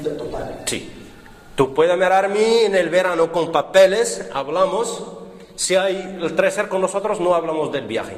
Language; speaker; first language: Spanish; non-native, learner; Arabic